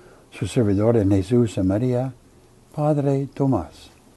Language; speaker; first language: Spanish; non-native, fluent; English